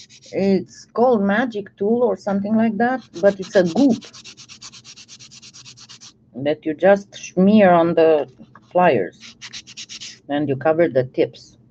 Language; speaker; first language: English; non-native, fluent; French